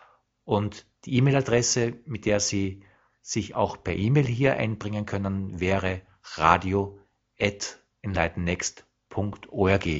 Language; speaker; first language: German; native; German